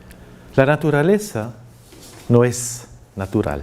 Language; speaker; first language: Spanish; non-native, fluent; German